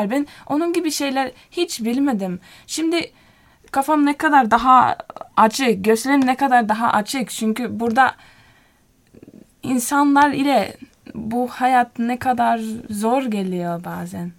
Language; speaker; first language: Turkish; non-native, learner; Finnish